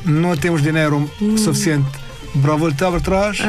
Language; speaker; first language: Portuguese; non-native, learner; Arabic